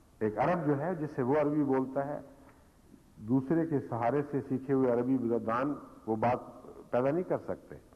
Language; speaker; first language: Urdu; native; Urdu